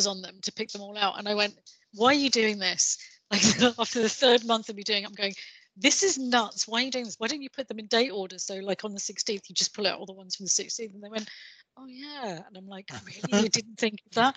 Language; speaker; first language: English; native; English